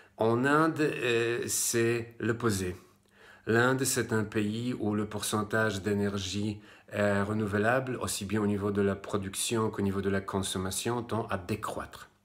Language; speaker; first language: French; non-native, fluent; Polish